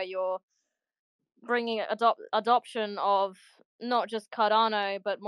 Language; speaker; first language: English; native; English